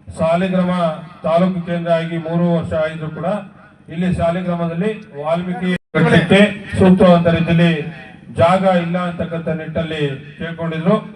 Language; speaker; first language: Kannada; native; Kannada